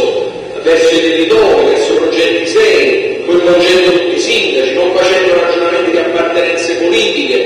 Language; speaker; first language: Italian; native; Italian